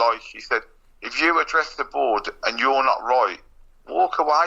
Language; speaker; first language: English; native; English